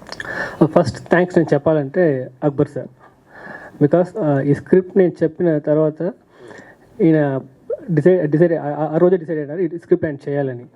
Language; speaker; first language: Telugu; non-native, learner; Tamil